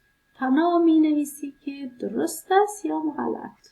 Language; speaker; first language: Persian; native; Persian